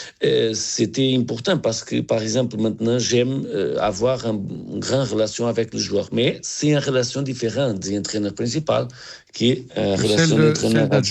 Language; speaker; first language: French; non-native, learner; Portuguese